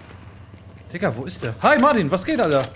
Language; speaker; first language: German; native; German